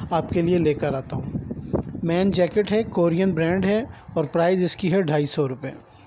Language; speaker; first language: Urdu; native; Urdu